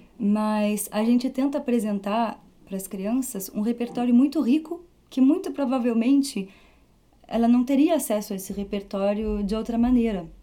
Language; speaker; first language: Portuguese; early bilingual, heritage; Portuguese